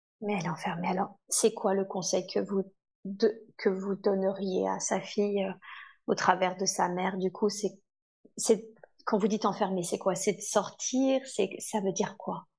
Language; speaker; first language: French; native; French